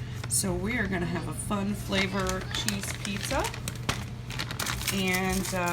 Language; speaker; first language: English; native; English